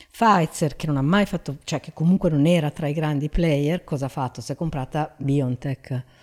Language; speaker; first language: Italian; native; Italian